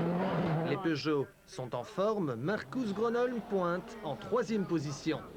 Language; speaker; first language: French; native; French